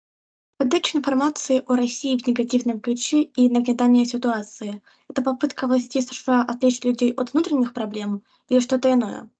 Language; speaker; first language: Russian; native; Russian